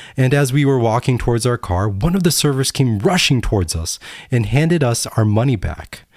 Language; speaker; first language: English; native; English